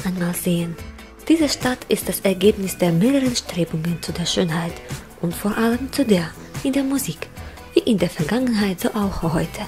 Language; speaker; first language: German; non-native, fluent; Ukrainian